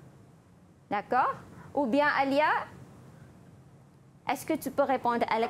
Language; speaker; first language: French; non-native, fluent; Malay